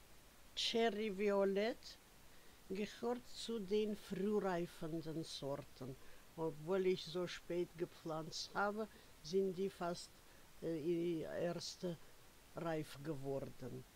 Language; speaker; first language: German; non-native, fluent; Russian